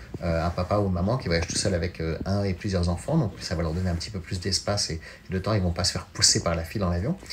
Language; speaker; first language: French; native; French